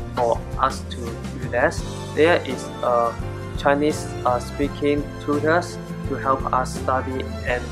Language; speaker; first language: English; non-native, learner; Chinese